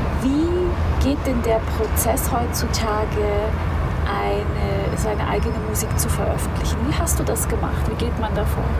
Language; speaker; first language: German; native; German